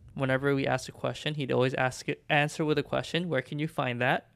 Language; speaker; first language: English; early bilingual, other home language; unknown